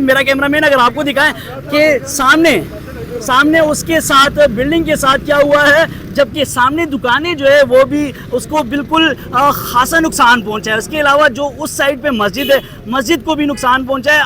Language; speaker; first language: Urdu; non-native, local second language; Pashto